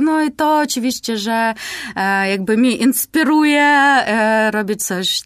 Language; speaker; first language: Polish; non-native, learner; Ukrainian